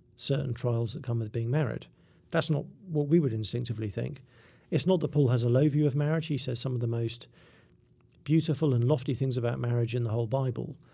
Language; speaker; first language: English; native; English